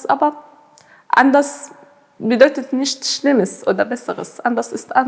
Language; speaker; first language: German; non-native, fluent; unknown